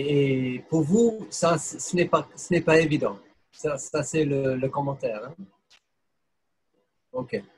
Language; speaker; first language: French; non-native, fluent; English